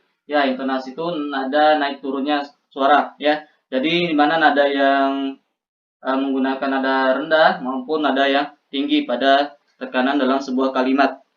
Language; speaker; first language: Indonesian; native; Indonesian